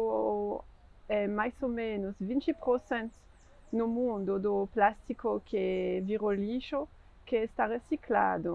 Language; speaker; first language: Portuguese; non-native, fluent; French